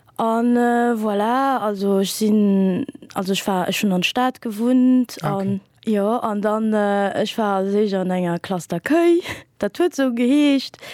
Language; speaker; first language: Luxembourgish; early bilingual, other home language; Kabuverdianu